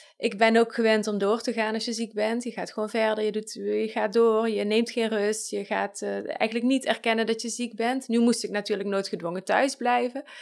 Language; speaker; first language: Dutch; native; Dutch